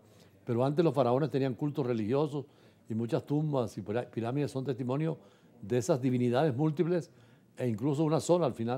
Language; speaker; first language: Spanish; native; Spanish